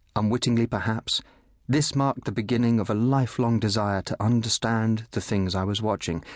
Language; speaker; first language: English; native; English